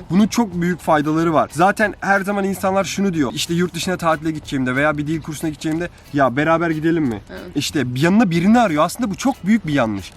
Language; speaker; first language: Turkish; native; Turkish